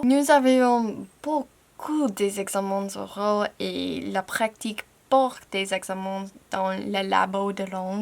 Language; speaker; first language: French; non-native, fluent; English